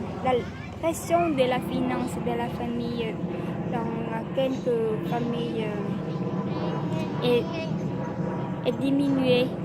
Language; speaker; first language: French; non-native, learner; Vietnamese